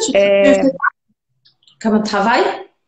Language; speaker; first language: French; non-native, fluent; Portuguese